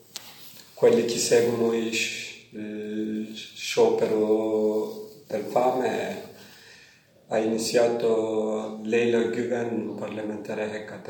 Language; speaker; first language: Italian; non-native, learner; Kurdish